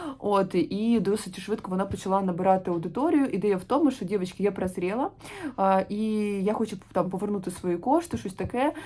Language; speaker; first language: Ukrainian; non-native, local second language; Russian